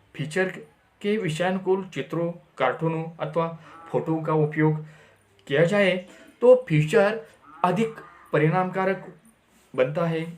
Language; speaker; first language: Hindi; non-native, local second language; Marathi